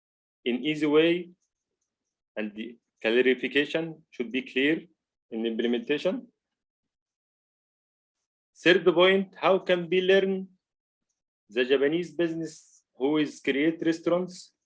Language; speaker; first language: English; non-native, learner; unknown